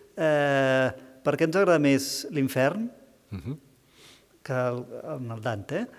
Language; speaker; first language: Catalan; native; Catalan